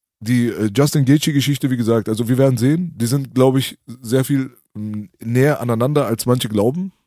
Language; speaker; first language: German; early bilingual, other home language; Persian